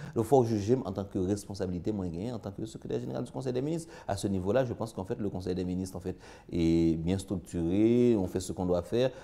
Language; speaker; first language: French; non-native, local second language; Haitian Creole